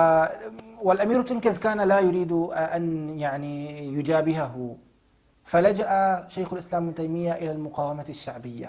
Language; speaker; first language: Arabic; native; Arabic